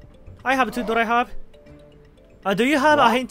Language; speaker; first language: English; non-native, learner; Japanese